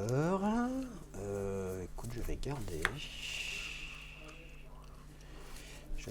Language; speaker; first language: French; native; French